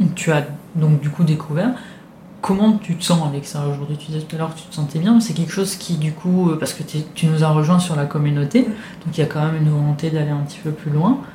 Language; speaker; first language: French; non-native, fluent; Italian